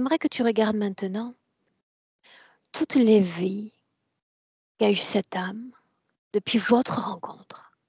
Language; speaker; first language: French; native; French